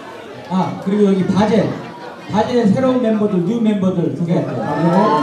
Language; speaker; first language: Korean; native; Korean